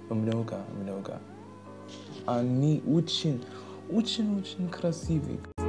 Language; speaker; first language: Russian; non-native, learner; English